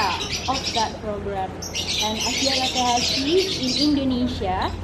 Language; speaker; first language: English; non-native, fluent; Indonesian